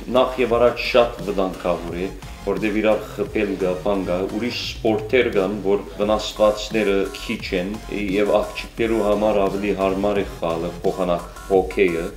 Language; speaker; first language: Armenian; early bilingual, heritage; Armenian